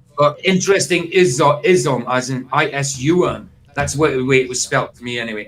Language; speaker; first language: English; native; English